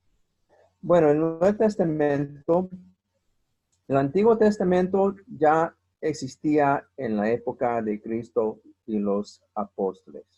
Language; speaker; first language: Spanish; non-native, fluent; English